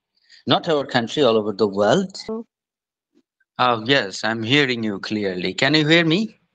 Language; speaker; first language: English; non-native, fluent; Bangla